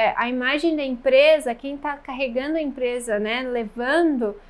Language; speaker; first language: Portuguese; native; Portuguese